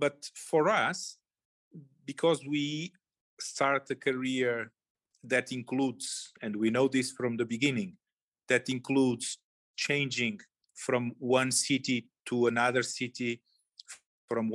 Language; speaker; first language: English; non-native, fluent; Portuguese